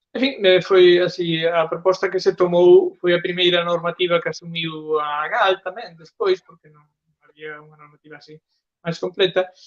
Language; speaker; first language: Galician; native; Galician